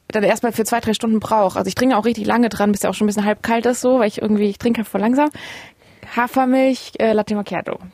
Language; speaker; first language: German; native; German